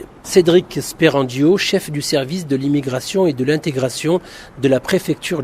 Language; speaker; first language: French; native; French